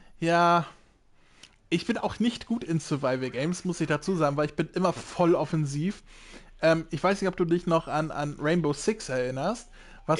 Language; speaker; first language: German; native; German